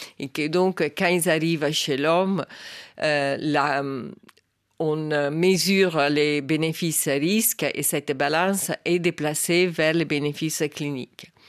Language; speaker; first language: French; non-native, fluent; Italian